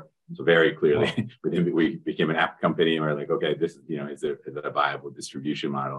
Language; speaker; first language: English; native; English